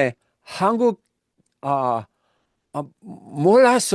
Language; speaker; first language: Korean; non-native, learner; English